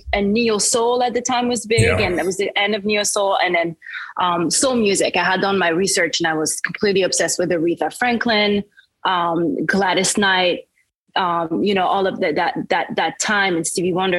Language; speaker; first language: English; non-native, fluent; French